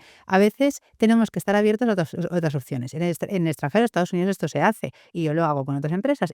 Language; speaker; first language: Spanish; native; Spanish